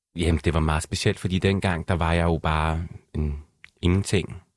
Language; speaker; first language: Danish; early bilingual, other home language; Arabic